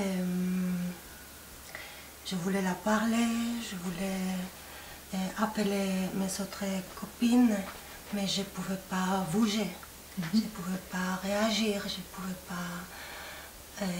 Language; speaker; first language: French; non-native, fluent; Spanish